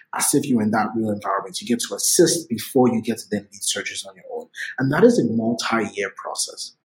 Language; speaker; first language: English; non-native, local second language; Yoruba